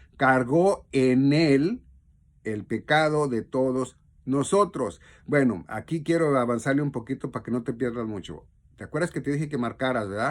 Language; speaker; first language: Spanish; native; Spanish